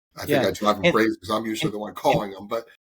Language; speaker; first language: English; native; English